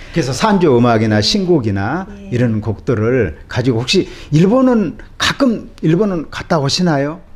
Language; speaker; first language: Korean; native; Korean